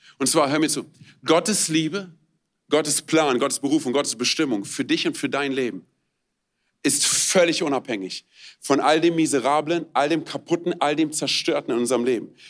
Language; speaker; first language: German; non-native, fluent; Romanian